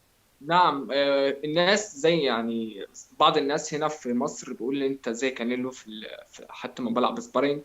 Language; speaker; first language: Arabic; native; Arabic